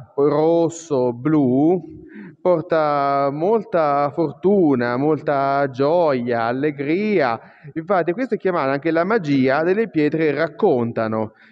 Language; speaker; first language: Italian; native; Italian